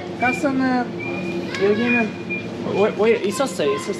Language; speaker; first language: Korean; non-native, learner; Russian